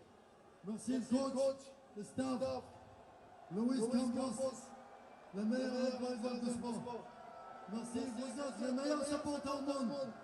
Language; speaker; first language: French; non-native, learner; Arabic